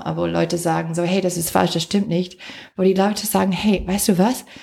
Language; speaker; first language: German; non-native, fluent; English